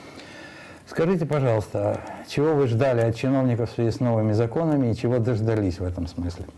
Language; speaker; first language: Russian; native; Russian